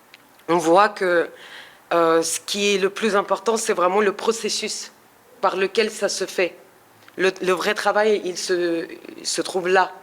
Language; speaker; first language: French; non-native, fluent; Russian